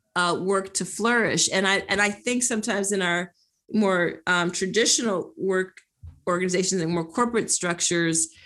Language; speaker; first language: English; native; English